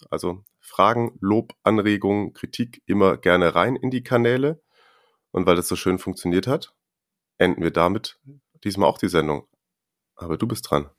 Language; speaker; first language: German; native; German